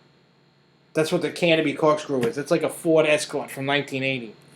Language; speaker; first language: English; native; English